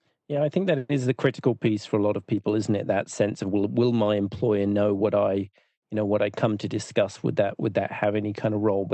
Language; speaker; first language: English; native; English